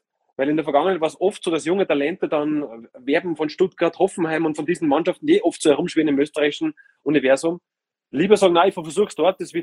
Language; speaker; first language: German; native; German